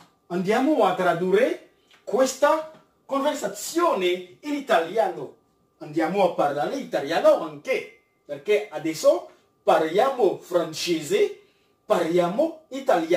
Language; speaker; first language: Italian; non-native, fluent; French